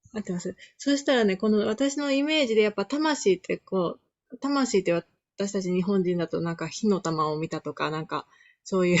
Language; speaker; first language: Japanese; native; Japanese